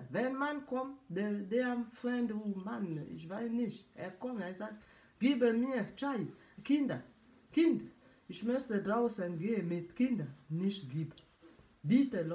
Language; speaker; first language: German; non-native, learner; French